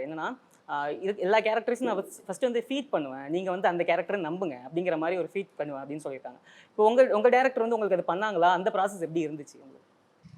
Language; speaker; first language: Tamil; native; Tamil